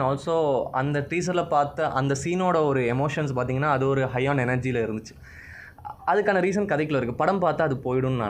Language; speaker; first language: Tamil; native; Tamil